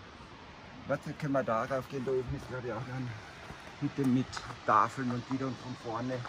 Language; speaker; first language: German; native; German